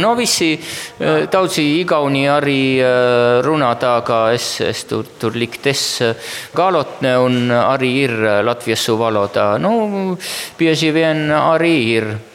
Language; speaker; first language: Latvian; non-native, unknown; Estonian